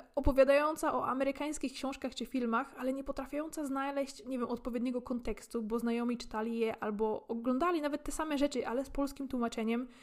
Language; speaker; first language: Polish; native; Polish